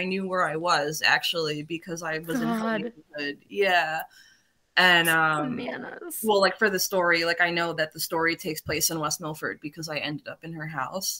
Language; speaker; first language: English; native; English